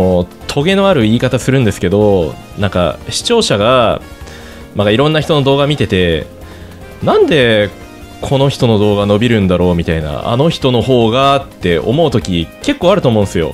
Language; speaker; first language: Japanese; native; Japanese